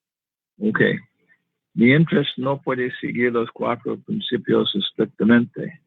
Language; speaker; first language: Spanish; non-native, learner; English